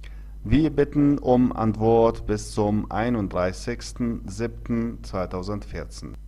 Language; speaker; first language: German; non-native, fluent; Arabic